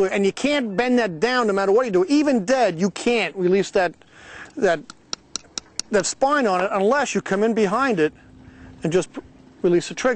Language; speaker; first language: English; native; English